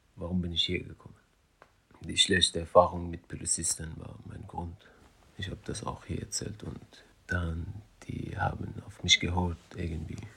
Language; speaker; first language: German; non-native, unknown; Persian